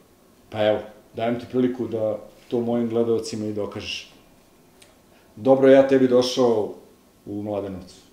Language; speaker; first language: Serbian; native; Serbian